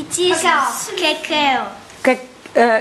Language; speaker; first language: English; non-native, learner; Russian